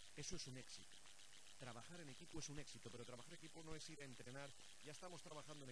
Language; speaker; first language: Spanish; native; Spanish